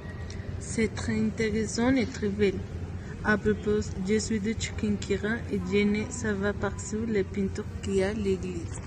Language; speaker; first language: French; non-native, learner; Spanish